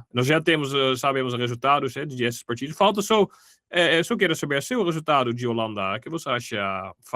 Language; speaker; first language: Portuguese; non-native, fluent; Dutch